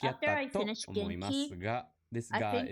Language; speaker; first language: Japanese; non-native, fluent; English